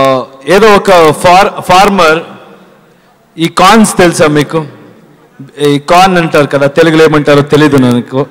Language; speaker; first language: Telugu; non-native, learner; Kannada